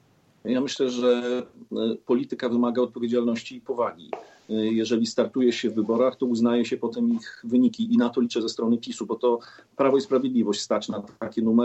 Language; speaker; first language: Polish; native; Polish